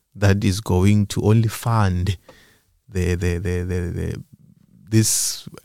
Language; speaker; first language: English; non-native, local second language; Xhosa